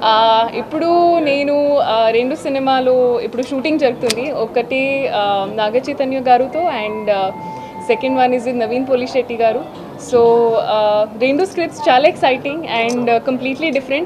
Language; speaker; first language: Telugu; non-native, local second language; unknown